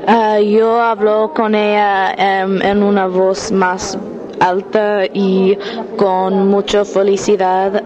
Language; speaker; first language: Spanish; non-native, learner; English